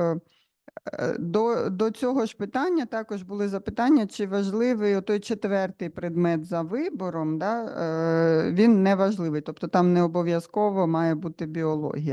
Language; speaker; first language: Ukrainian; native; Ukrainian